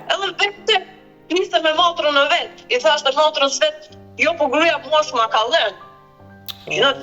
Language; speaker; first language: Albanian; early bilingual, other home language; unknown